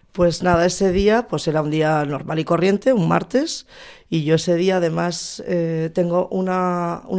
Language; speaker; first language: Spanish; native; Spanish